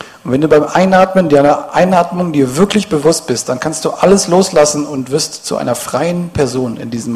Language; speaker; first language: German; native; German